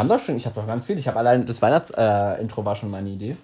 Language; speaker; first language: German; native; German